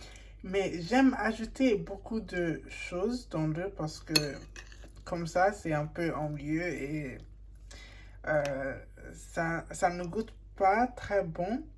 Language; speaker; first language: French; non-native, learner; English